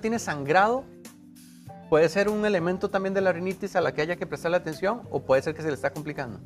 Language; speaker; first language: Spanish; native; Spanish